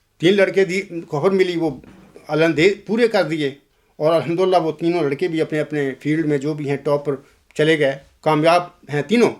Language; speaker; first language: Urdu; non-native, local second language; Punjabi